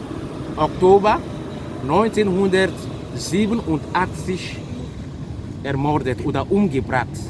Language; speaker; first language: German; non-native, fluent; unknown